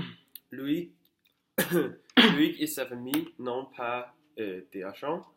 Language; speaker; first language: French; non-native, learner; Danish